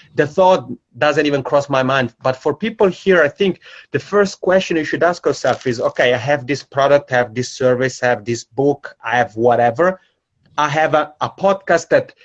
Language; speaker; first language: English; non-native, fluent; Italian